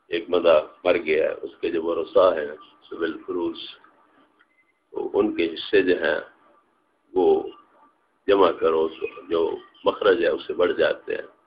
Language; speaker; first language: Urdu; non-native, local second language; Punjabi